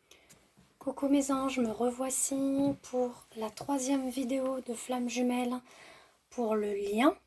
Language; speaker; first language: French; native; French